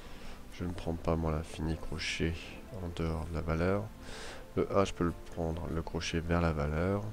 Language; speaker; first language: French; native; French